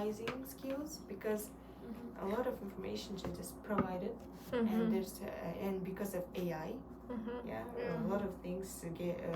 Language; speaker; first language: English; non-native, learner; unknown